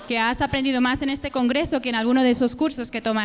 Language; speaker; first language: Spanish; native; Spanish